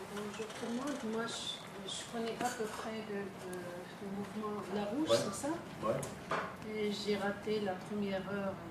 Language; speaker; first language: French; non-native, fluent; Filipino